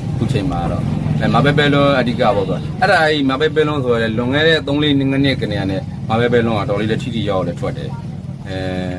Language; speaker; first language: Burmese; native; Burmese